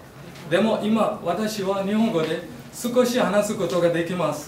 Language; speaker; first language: Japanese; non-native, learner; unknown